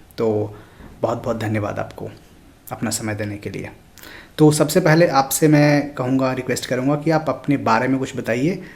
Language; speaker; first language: Hindi; native; Hindi